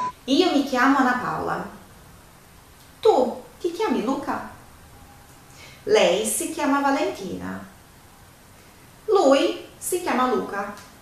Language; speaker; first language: Italian; non-native, fluent; Portuguese